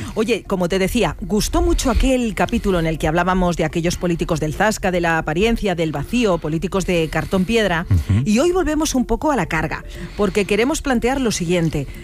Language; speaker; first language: Spanish; native; Spanish